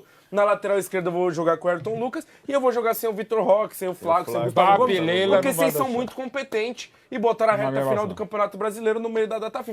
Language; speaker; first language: Portuguese; native; Portuguese